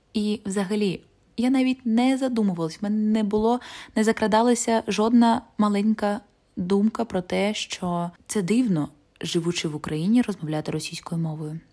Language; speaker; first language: Ukrainian; non-native, local second language; Russian